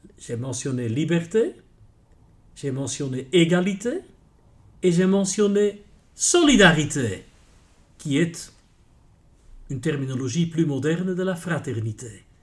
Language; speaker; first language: French; non-native, local second language; Dutch